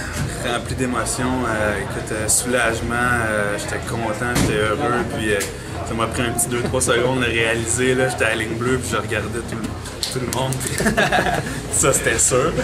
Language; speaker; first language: French; native; French